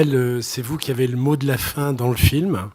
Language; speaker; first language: French; native; French